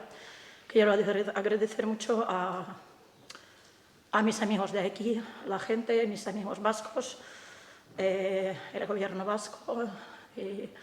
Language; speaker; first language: Spanish; non-native, fluent; Ukrainian